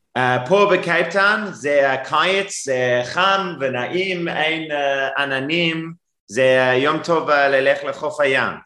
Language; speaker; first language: Hebrew; non-native, fluent; English